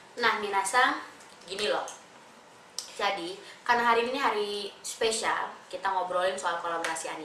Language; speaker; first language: Indonesian; native; Indonesian